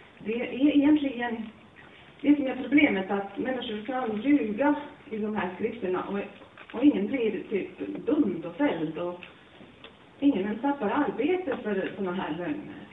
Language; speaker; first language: Swedish; non-native, fluent; Latvian